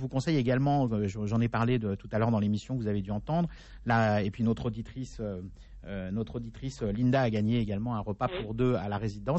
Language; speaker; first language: French; native; French